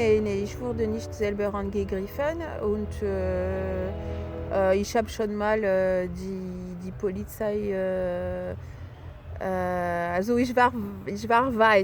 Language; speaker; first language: German; non-native, fluent; French